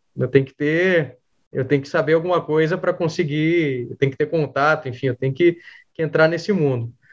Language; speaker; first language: Portuguese; native; Portuguese